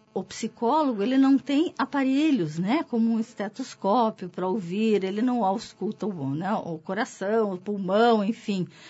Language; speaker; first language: Portuguese; native; Portuguese